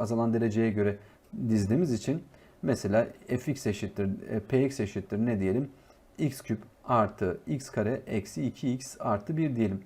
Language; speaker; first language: Turkish; native; Turkish